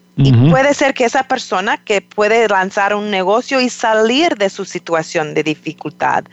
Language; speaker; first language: Spanish; non-native, fluent; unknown